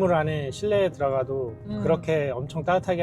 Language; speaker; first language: Korean; native; Korean